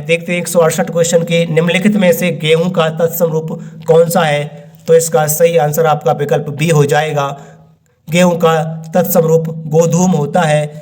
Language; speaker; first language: Hindi; native; Hindi